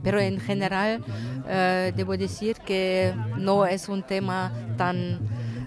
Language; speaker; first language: Spanish; non-native, fluent; German